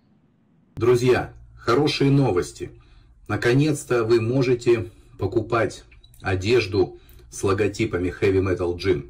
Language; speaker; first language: Russian; native; Russian